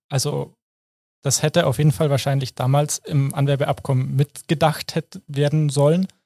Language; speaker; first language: German; native; German